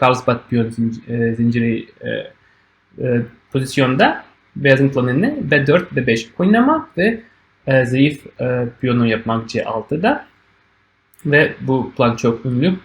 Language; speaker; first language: Turkish; non-native, fluent; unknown